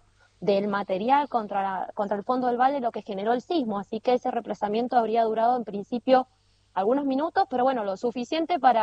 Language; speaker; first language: Spanish; native; Spanish